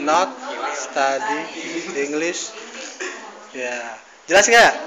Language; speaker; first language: English; non-native, fluent; Indonesian